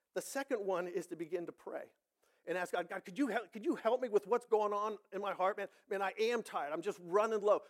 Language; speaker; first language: English; native; English